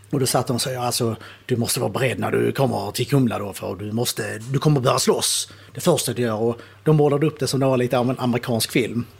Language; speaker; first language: Swedish; native; Swedish